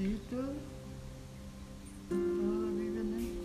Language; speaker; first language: Spanish; non-native, local second language; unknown